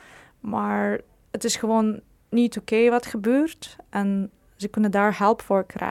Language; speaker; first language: Dutch; non-native, fluent; Ukrainian